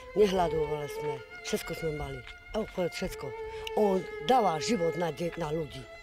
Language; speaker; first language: Slovak; non-native, local second language; Romany